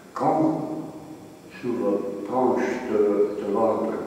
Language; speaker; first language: French; non-native, learner; Estonian